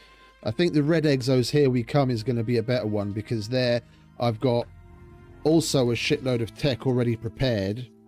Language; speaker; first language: English; native; English